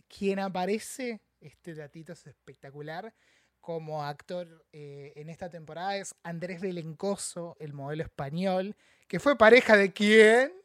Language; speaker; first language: Spanish; native; Spanish